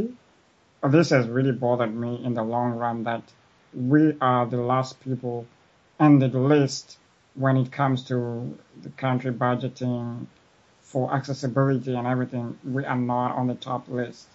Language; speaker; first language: English; non-native, local second language; Shona